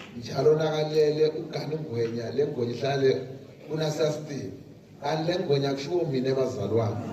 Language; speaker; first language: Zulu; non-native, local second language; Swati